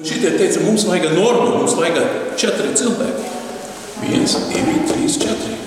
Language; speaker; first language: Latvian; early bilingual, heritage; Latvian